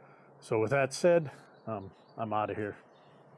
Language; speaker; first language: English; native; English